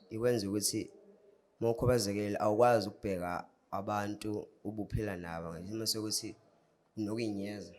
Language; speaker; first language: Zulu; non-native, local second language; Xhosa